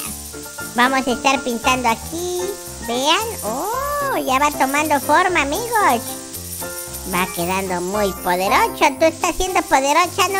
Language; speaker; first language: Spanish; native; Spanish